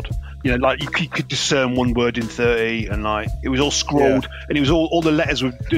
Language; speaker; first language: English; native; English